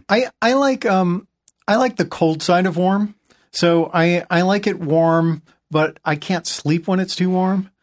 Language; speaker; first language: English; native; English